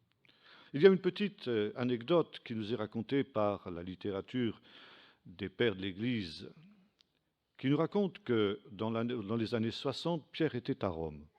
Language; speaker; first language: French; native; French